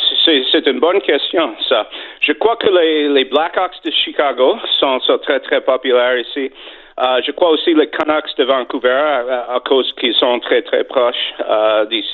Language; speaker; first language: French; non-native, fluent; English